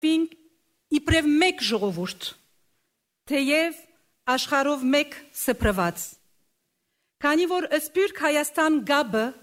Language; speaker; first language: Armenian; native; Armenian